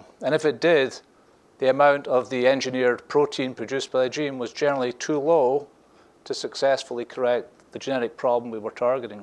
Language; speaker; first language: English; native; English